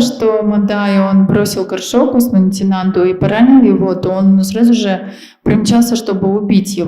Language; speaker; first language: Russian; native; Russian